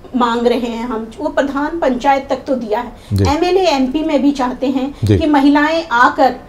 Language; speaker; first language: Hindi; native; Hindi